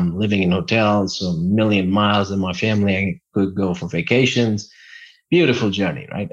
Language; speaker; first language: English; non-native, local second language; Gujarati